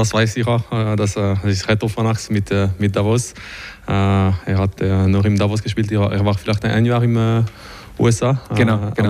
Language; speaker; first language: German; non-native, local second language; French